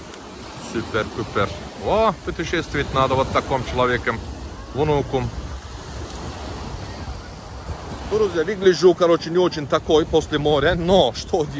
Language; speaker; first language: Russian; non-native, learner; Turkish